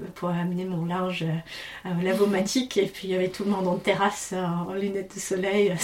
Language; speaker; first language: French; non-native, fluent; English